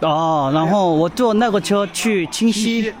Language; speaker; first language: Chinese; non-native, fluent; Korean